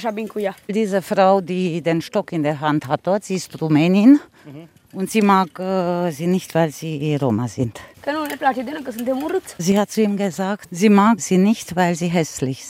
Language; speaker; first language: German; non-native, fluent; Romanian